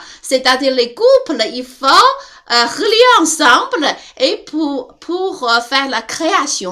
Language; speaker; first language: French; non-native, learner; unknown